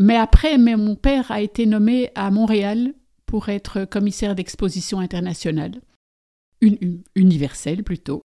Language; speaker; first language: French; native; French